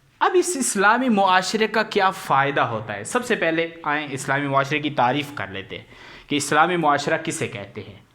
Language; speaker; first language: Urdu; non-native, local second language; Punjabi